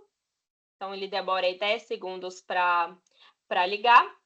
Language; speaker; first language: Portuguese; native; Portuguese